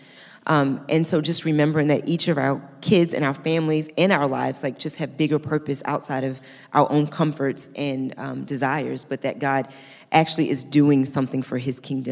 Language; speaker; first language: English; native; English